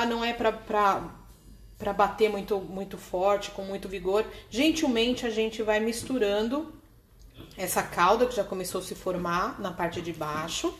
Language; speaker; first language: Portuguese; native; Portuguese